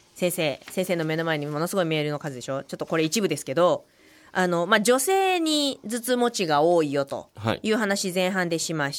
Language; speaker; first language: Japanese; native; Japanese